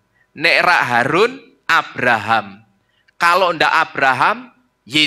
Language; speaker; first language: Indonesian; native; Indonesian